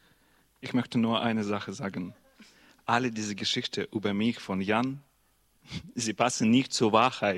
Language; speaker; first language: German; non-native, learner; Russian